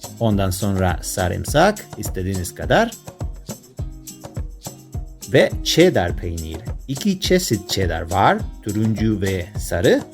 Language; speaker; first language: Turkish; non-native, learner; Spanish